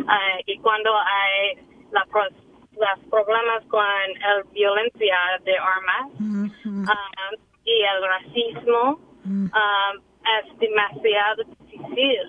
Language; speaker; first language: Spanish; non-native, learner; English